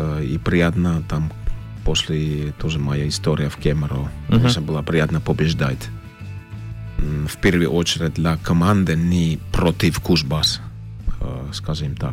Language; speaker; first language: Russian; non-native, learner; Finnish